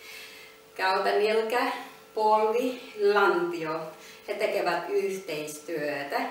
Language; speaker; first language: Finnish; non-native, learner; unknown